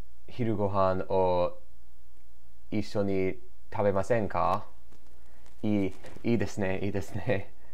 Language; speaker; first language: Japanese; non-native, learner; English